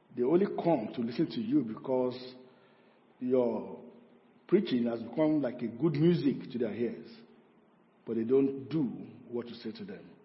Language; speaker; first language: English; non-native, local second language; Yoruba